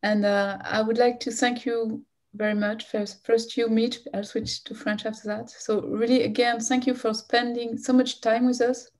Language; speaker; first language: English; non-native, fluent; French